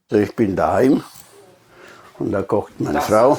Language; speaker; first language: German; non-native, fluent; Italian